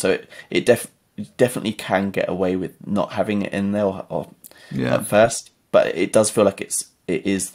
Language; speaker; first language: English; native; English